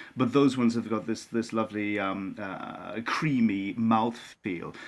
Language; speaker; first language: English; native; English